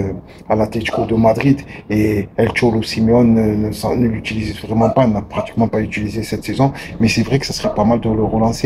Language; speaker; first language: French; native; French